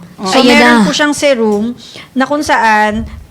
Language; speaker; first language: Filipino; native; Filipino